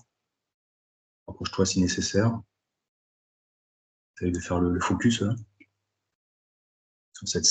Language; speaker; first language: French; native; French